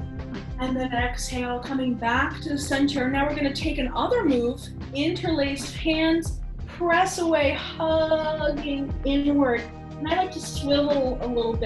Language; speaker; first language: English; native; English